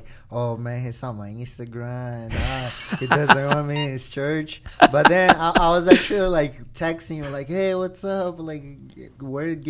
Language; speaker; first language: English; non-native, fluent; Portuguese